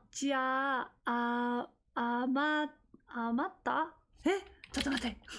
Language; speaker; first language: Japanese; non-native, learner; English